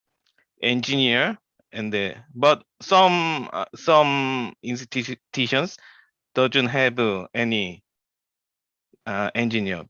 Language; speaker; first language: English; non-native, learner; Korean